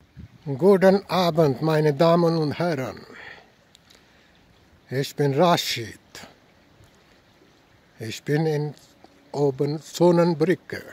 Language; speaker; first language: German; non-native, learner; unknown